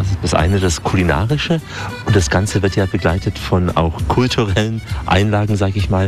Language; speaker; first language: German; native; German